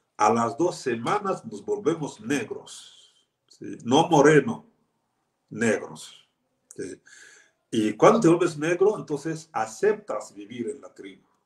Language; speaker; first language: Spanish; non-native, fluent; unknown